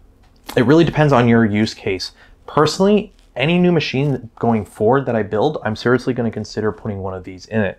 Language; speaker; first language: English; native; English